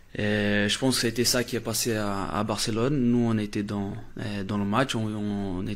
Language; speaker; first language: French; non-native, fluent; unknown